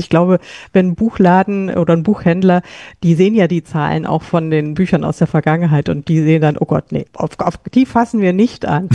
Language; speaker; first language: German; native; German